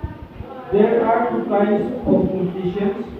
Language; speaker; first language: English; non-native, learner; Indonesian